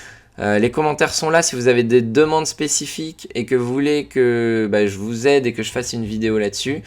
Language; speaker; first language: French; native; French